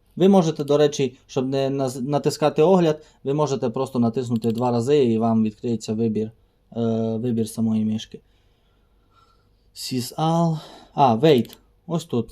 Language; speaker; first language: Ukrainian; native; Ukrainian